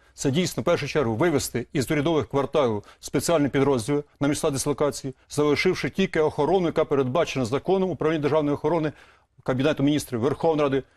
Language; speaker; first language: Ukrainian; native; Ukrainian